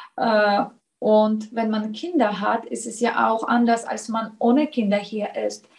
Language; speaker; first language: German; non-native, fluent; Russian